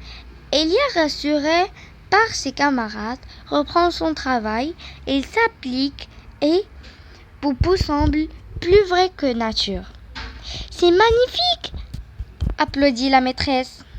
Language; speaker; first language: French; non-native, local second language; Arabic